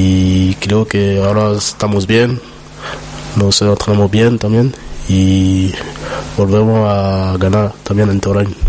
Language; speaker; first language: Spanish; non-native, learner; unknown